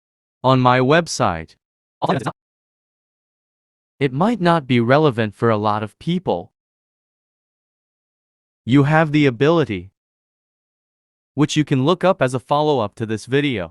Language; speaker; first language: English; native; English